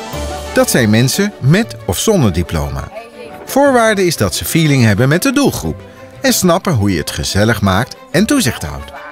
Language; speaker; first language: Dutch; native; Dutch